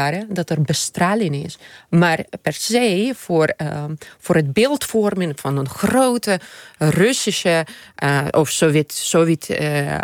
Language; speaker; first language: Dutch; non-native, fluent; Ukrainian